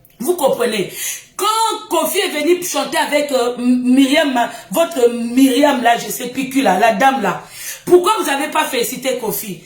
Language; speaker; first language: French; non-native, local second language; Lingala